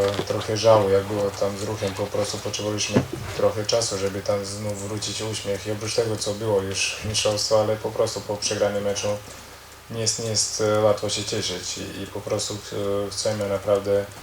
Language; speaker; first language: Polish; non-native, learner; Croatian